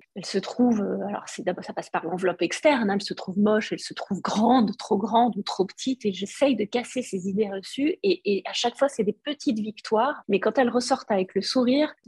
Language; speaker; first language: French; non-native, local second language; Arabic